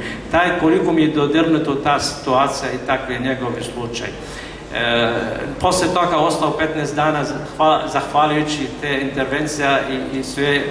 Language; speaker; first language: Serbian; non-native, fluent; Arabic